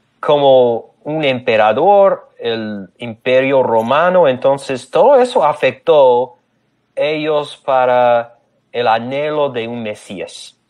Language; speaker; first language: Spanish; non-native, fluent; English